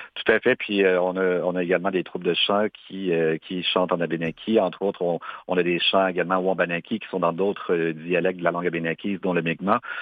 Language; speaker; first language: French; native; French